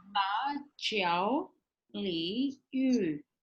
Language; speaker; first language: Chinese; non-native, learner; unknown